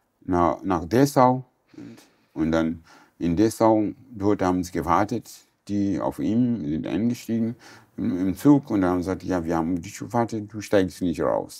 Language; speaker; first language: German; non-native, local second language; Portuguese